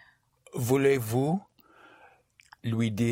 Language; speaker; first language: French; non-native, learner; English